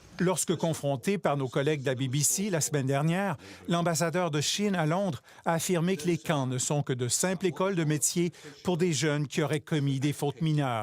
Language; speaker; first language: French; native; French